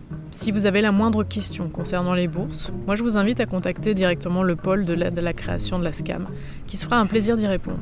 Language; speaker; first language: French; native; French